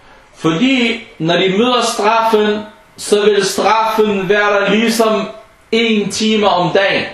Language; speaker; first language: Danish; non-native, fluent; Arabic